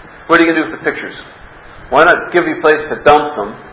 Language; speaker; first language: English; native; English